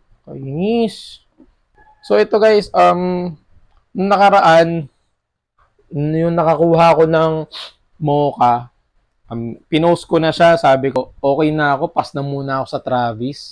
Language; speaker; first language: Filipino; native; Filipino